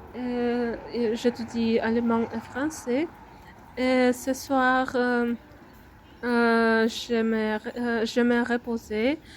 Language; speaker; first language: French; non-native, learner; Ukrainian